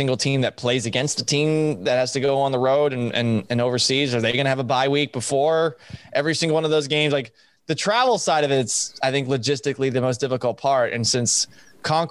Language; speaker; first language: English; native; English